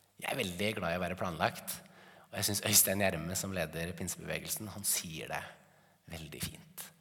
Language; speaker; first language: Norwegian; native; Norwegian